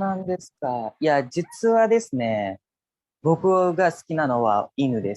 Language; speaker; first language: Japanese; non-native, fluent; Hindi